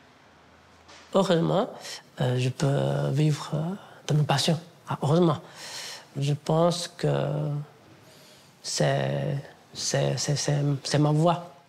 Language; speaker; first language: French; non-native, fluent; Chinese